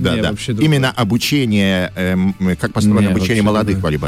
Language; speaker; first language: Russian; native; Russian